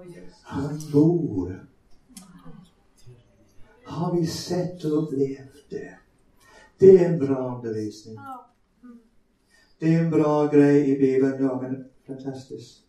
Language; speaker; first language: Swedish; non-native, fluent; English